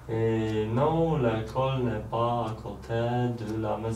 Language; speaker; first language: French; non-native, learner; Polish